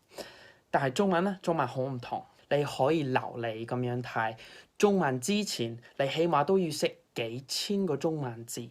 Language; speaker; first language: Cantonese; non-native, fluent; English